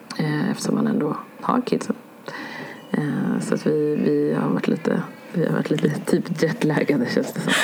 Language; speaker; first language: Swedish; early bilingual, other home language; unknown